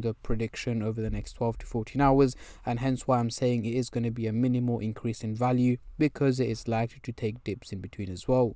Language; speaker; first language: English; native; English